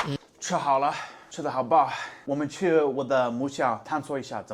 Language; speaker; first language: Chinese; non-native, fluent; English